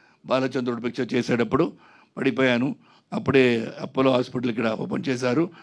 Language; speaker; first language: Telugu; non-native, local second language; Tamil